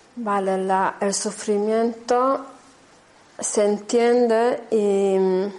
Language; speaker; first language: Spanish; non-native, fluent; German